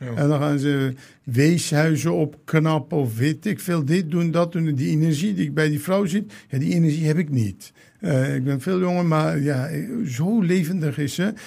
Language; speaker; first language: Dutch; early bilingual, other home language; Turkish